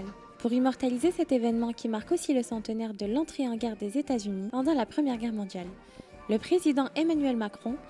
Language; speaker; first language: French; native; French